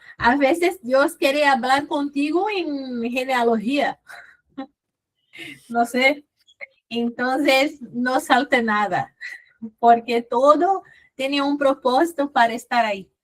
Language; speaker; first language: Spanish; non-native, fluent; Portuguese